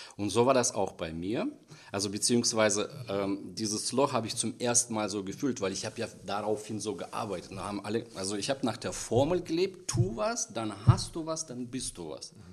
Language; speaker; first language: German; non-native, fluent; Russian